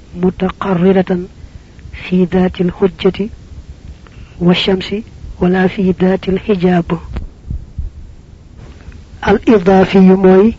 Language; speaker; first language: Arabic; non-native, fluent; Wolof